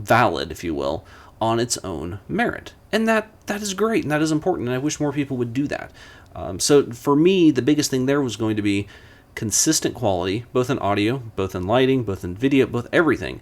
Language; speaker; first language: English; native; English